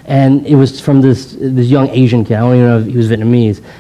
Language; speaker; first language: English; native; English